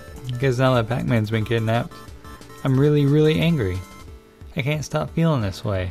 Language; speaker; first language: English; native; English